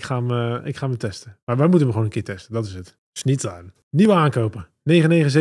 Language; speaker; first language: Dutch; native; Dutch